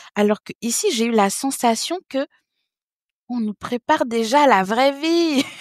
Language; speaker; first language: French; early bilingual, other home language; Haitian Creole